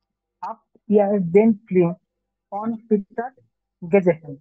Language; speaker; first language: German; non-native, learner; Bangla